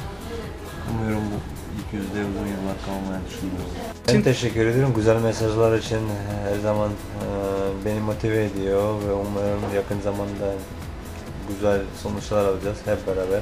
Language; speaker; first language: Turkish; non-native, fluent; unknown